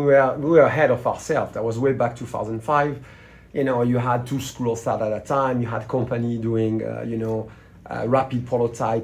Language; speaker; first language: English; non-native, fluent; French